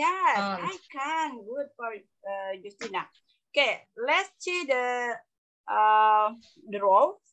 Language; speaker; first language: English; non-native, learner; Indonesian